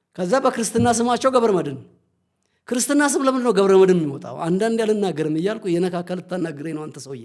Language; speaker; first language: Amharic; non-native, local second language; Oromo